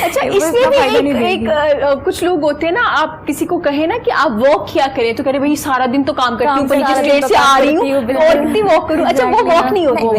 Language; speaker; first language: Urdu; native; Urdu